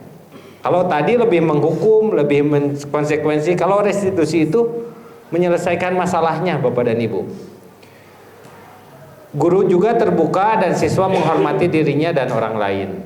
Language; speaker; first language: Indonesian; native; Indonesian